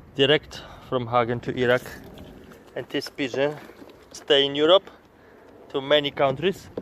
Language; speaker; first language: English; non-native, learner; Polish